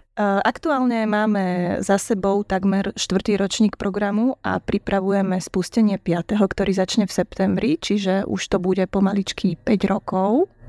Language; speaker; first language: Slovak; native; Slovak